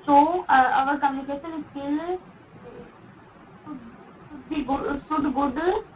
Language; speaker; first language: English; non-native, learner; Hindi